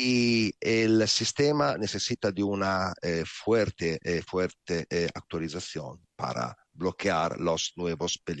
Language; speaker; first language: Spanish; non-native, learner; Italian